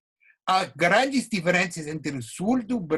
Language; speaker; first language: Portuguese; non-native, fluent; English